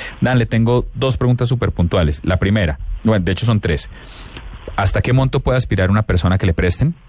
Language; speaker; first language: Spanish; native; Spanish